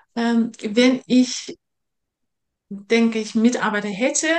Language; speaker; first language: German; non-native, fluent; Russian